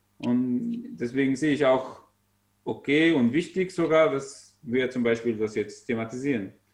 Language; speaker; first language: German; non-native, fluent; Arabic